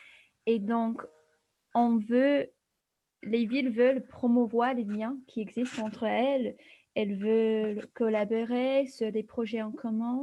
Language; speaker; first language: French; non-native, fluent; English